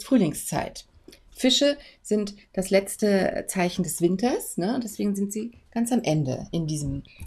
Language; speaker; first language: German; native; German